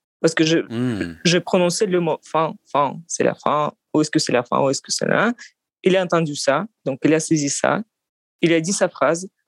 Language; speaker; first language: French; non-native, fluent; Russian